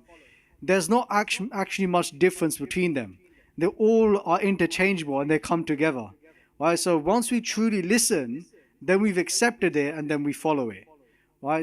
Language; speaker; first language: English; non-native, local second language; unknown